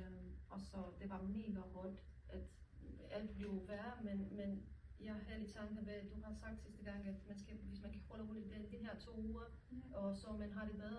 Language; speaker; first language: Danish; non-native, learner; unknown